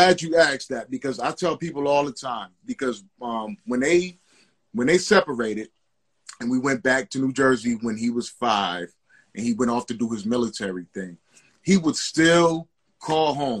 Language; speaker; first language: English; native; English